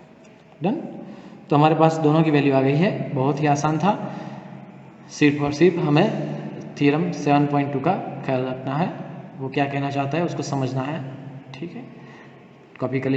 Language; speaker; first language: Hindi; native; Hindi